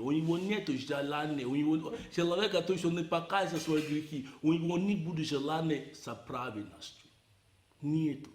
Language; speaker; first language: Russian; non-native, learner; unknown